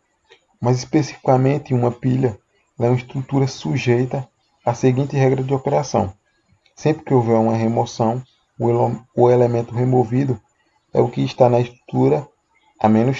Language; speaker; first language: Portuguese; native; Portuguese